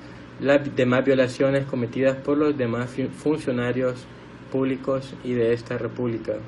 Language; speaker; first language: Spanish; native; Spanish